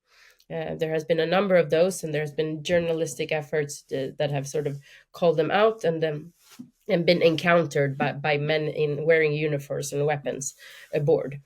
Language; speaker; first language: English; non-native, fluent; Swedish